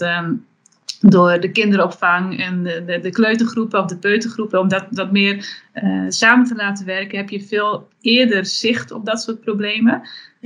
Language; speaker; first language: Dutch; native; Dutch